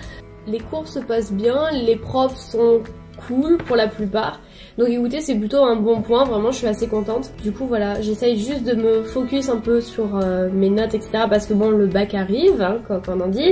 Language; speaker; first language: French; native; French